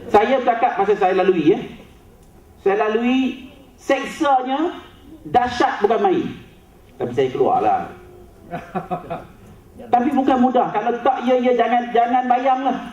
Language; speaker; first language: Malay; native; Malay